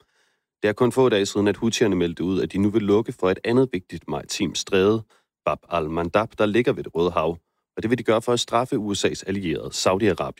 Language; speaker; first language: Danish; native; Danish